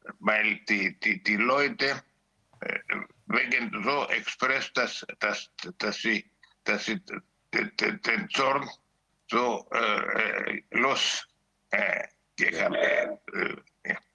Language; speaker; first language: German; non-native, learner; Greek